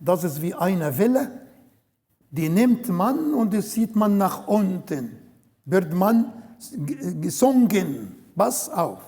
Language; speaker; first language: German; non-native, learner; Arabic